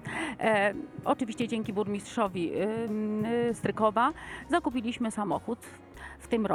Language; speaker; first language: Polish; native; Polish